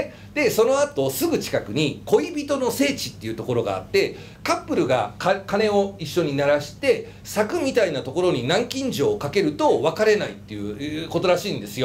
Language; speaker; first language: Japanese; native; Japanese